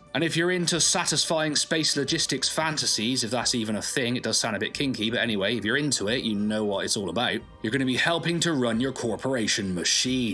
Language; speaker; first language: English; native; English